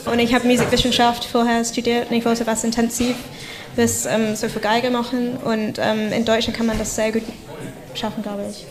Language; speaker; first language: German; non-native, fluent; English